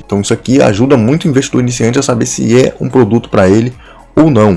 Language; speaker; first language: Portuguese; native; Portuguese